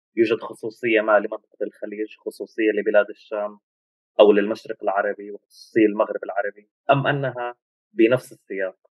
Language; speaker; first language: Arabic; native; Arabic